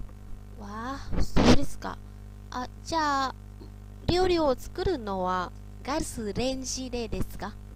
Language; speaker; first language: Japanese; non-native, learner; Vietnamese